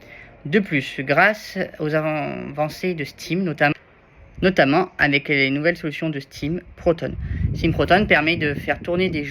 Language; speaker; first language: French; native; French